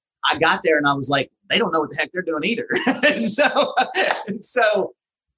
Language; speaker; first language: English; native; English